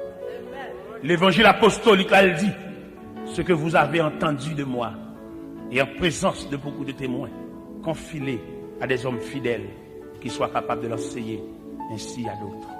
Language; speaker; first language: French; non-native, local second language; Haitian Creole